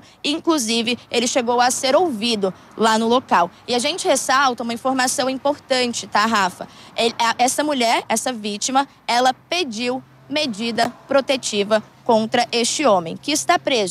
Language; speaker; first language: Portuguese; native; Portuguese